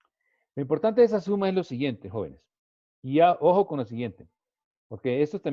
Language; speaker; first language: Spanish; native; Spanish